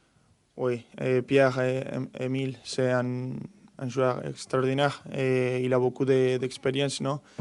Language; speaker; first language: French; non-native, fluent; Spanish